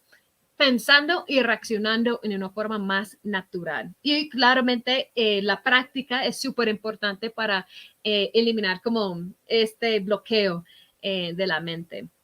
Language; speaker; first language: Spanish; non-native, fluent; English